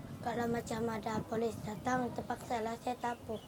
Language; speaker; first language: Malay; early bilingual, other home language; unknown